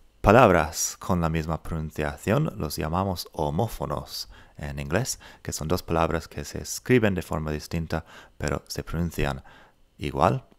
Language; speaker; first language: Spanish; non-native, fluent; English